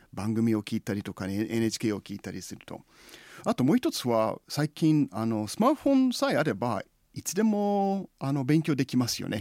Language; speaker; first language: Japanese; non-native, fluent; English